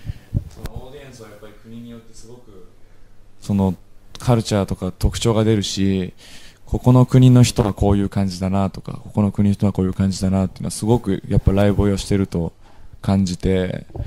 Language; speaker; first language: Japanese; native; Japanese